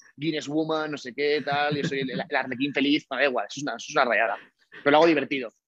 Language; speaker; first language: Spanish; native; Spanish